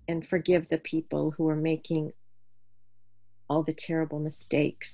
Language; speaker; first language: English; native; English